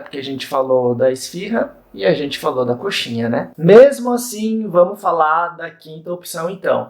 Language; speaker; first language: Portuguese; native; Portuguese